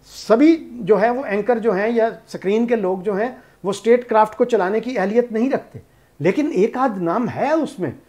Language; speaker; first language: Urdu; non-native, local second language; Punjabi